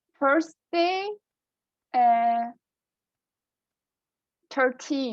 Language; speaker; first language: English; non-native, learner; Turkish